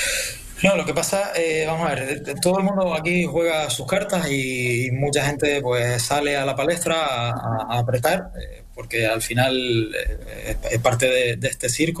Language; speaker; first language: Spanish; native; Spanish